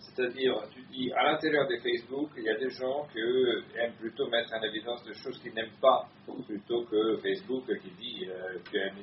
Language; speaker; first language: French; native; French